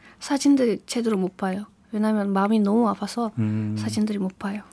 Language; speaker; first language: Korean; non-native, learner; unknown